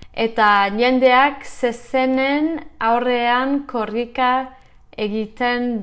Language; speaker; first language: Basque; non-native, learner; English